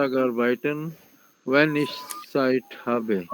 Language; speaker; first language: German; non-native, learner; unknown